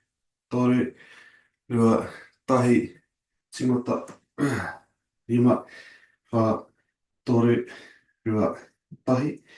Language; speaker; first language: Māori; non-native, local second language; English